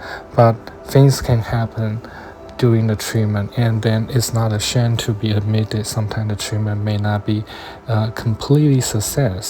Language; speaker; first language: English; non-native, fluent; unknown